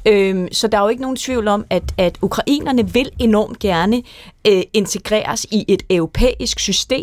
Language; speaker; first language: Danish; native; Danish